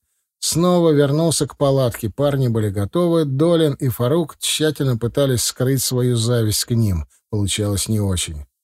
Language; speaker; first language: Russian; native; Russian